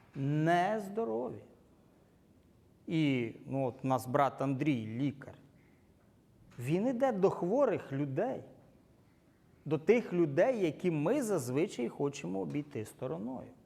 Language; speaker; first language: Ukrainian; non-native, local second language; Russian